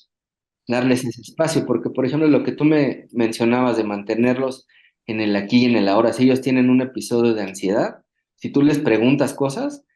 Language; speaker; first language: Spanish; native; Spanish